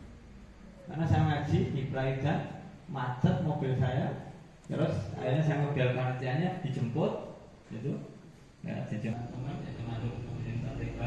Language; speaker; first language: Indonesian; non-native, local second language; Javanese